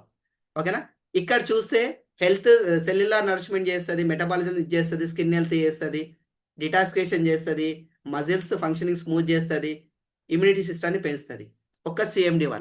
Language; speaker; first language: Telugu; native; Telugu